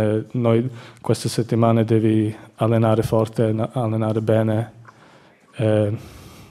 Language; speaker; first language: Italian; non-native, learner; English